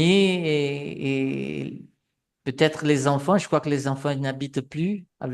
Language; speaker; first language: French; non-native, fluent; Portuguese